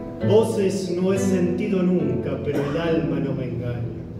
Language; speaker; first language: Spanish; native; Spanish